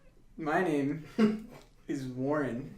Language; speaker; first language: English; native; English